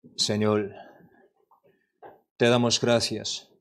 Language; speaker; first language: Spanish; non-native, learner; Korean